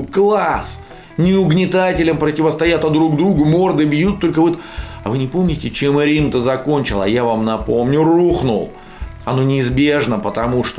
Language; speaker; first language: Russian; native; Russian